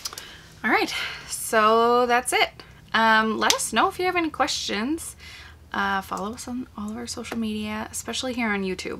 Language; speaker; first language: English; native; English